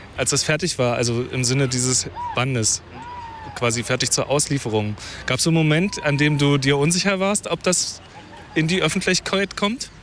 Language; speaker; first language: German; native; German